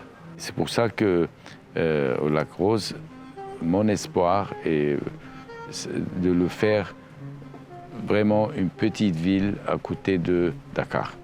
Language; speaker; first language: French; non-native, fluent; Arabic